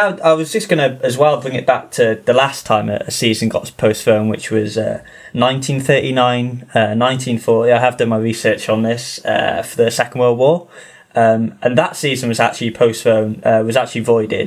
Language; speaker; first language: English; native; English